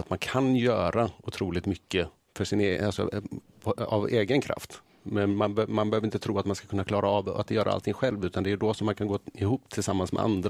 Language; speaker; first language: Swedish; native; Swedish